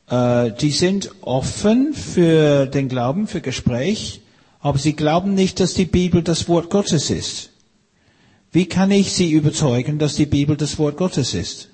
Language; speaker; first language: German; non-native, fluent; English